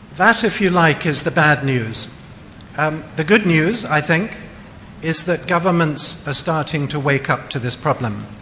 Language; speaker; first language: English; native; English